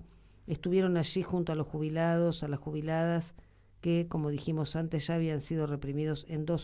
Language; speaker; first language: Spanish; native; Spanish